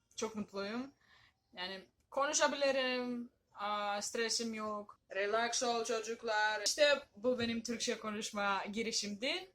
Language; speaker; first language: Turkish; non-native, learner; Greek